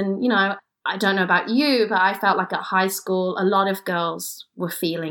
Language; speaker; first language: English; native; English